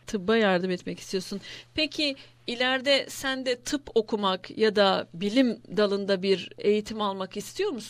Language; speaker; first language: Turkish; native; Turkish